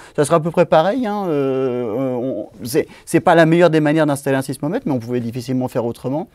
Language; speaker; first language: French; native; French